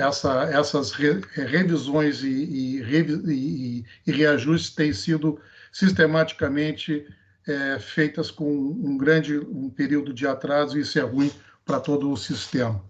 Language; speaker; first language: Portuguese; native; Portuguese